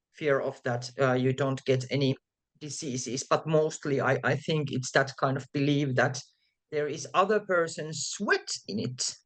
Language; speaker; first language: English; non-native, fluent; Finnish